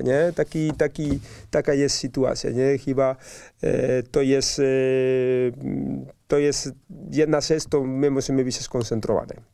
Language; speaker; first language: Polish; non-native, learner; Spanish